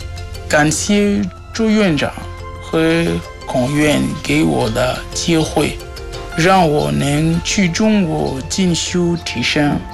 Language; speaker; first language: Chinese; non-native, fluent; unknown